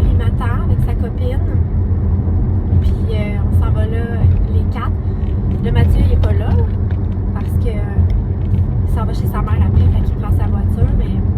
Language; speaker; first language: French; native; French